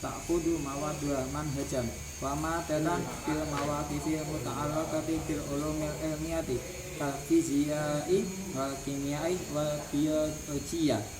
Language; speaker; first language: Arabic; non-native, learner; Indonesian